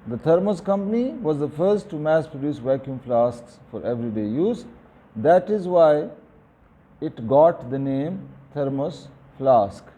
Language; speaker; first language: English; non-native, local second language; Urdu